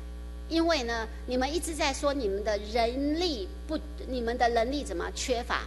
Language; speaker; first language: Chinese; native; Chinese